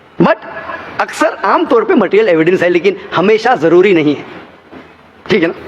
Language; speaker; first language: Hindi; non-native, local second language; Konkani